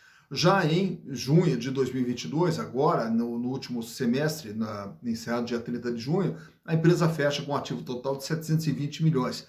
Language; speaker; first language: Portuguese; native; Portuguese